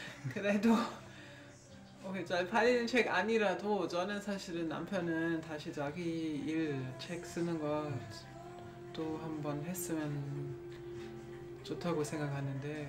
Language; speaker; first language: Korean; non-native, fluent; German